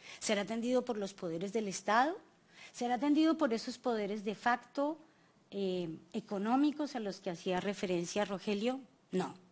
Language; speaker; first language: Spanish; native; Spanish